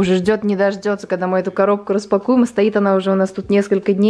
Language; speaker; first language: Russian; native; Russian